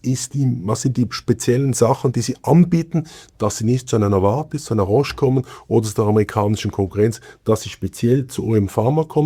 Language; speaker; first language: German; native; German